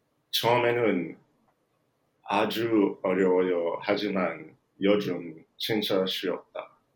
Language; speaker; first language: Korean; non-native, learner; Jamaican Creole English